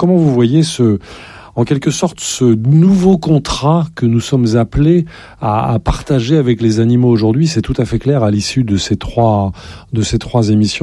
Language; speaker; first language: French; native; French